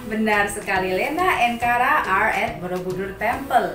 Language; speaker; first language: English; non-native, fluent; Indonesian